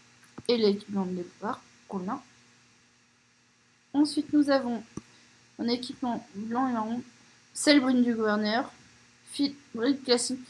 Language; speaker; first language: French; native; French